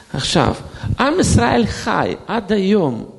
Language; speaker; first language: Hebrew; non-native, fluent; Russian